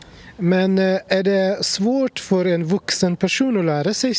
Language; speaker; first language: Swedish; non-native, fluent; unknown